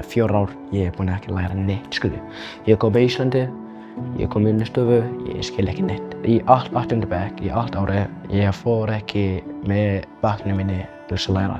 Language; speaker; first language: Icelandic; non-native, learner; Arabic